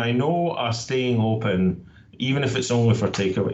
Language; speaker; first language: English; native; English